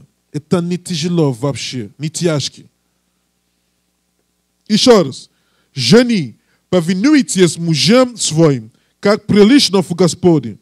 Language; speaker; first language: Russian; non-native, learner; English